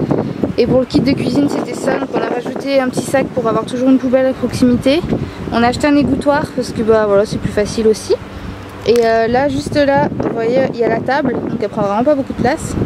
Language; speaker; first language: French; native; French